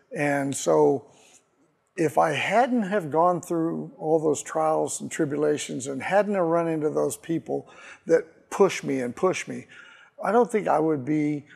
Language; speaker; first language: English; native; English